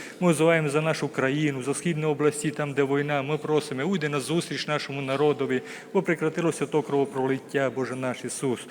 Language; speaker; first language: Ukrainian; native; Ukrainian